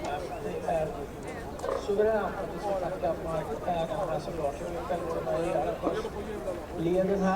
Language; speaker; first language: Swedish; native; Swedish